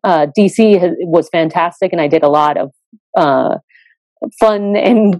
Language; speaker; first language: English; native; English